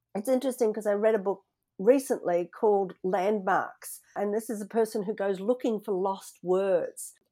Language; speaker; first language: English; native; English